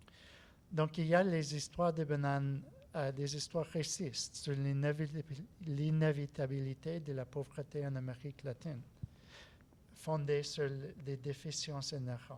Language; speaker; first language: French; non-native, learner; English